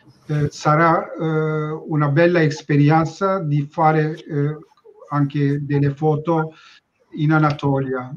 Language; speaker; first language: Italian; non-native, learner; Turkish